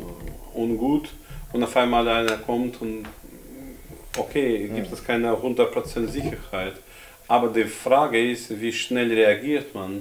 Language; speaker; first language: German; non-native, fluent; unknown